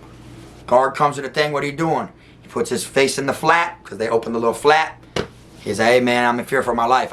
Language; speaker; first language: English; native; English